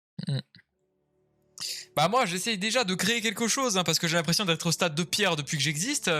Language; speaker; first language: French; native; French